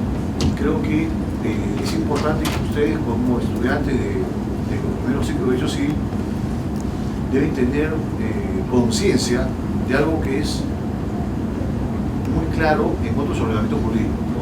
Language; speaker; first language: Spanish; native; Spanish